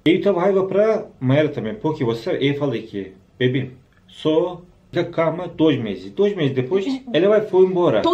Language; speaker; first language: Portuguese; non-native, learner; Turkish